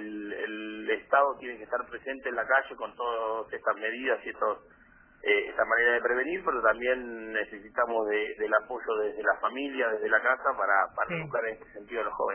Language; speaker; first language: Spanish; native; Spanish